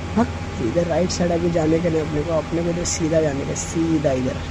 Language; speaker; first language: Hindi; non-native, local second language; Marathi